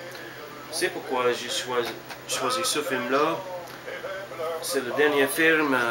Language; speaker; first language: French; non-native, learner; English